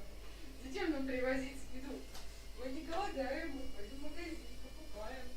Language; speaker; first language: Russian; native; Russian